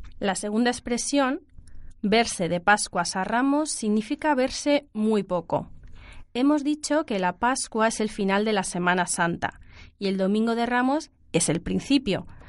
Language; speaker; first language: Spanish; native; Spanish